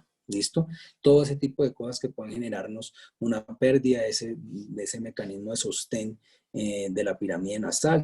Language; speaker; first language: Spanish; native; Spanish